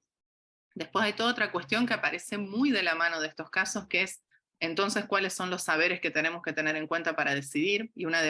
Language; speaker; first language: Spanish; native; Spanish